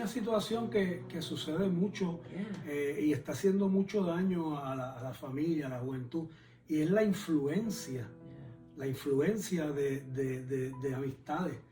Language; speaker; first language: Spanish; native; Spanish